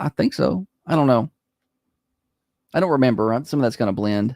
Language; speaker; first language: English; native; English